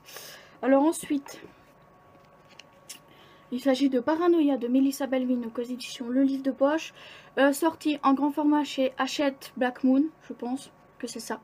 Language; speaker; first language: French; native; French